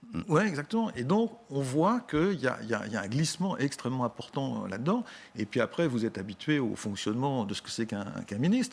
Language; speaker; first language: French; native; French